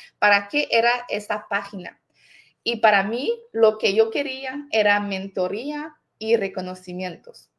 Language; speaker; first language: Spanish; non-native, fluent; French